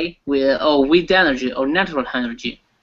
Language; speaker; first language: English; non-native, learner; Italian